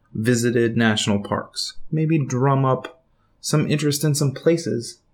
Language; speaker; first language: English; native; English